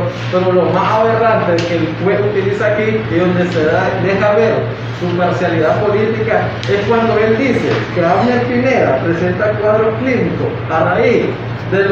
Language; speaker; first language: Spanish; native; Spanish